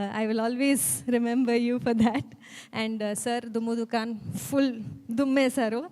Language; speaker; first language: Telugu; non-native, learner; Kannada